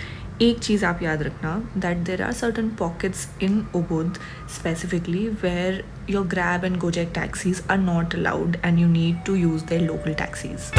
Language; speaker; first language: English; non-native, local second language; Hindi